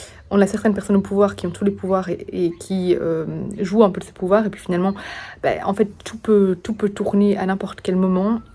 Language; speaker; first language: French; native; French